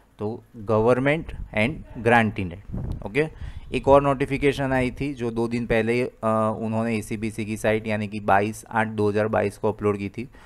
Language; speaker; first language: Hindi; non-native, local second language; Gujarati